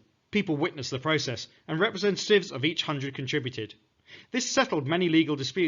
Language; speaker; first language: English; native; English